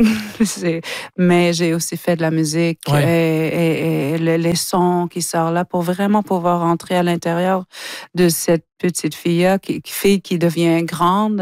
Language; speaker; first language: French; non-native, local second language; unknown